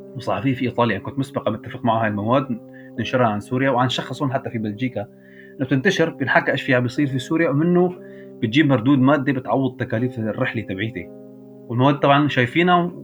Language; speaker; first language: Arabic; native; Arabic